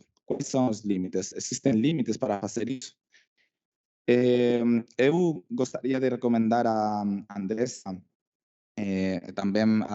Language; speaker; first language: Portuguese; non-native, fluent; Spanish